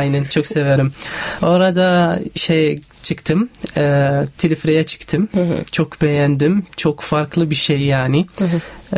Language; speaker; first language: Turkish; non-native, learner; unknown